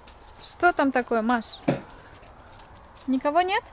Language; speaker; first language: Russian; native; Russian